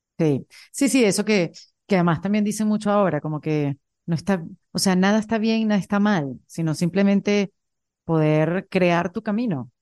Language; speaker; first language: Spanish; native; Spanish